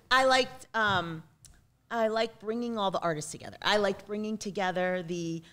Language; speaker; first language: English; native; English